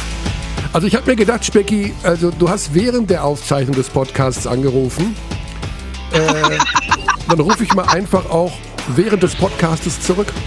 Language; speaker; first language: German; native; German